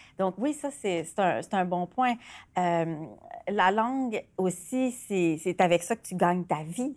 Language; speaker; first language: French; native; French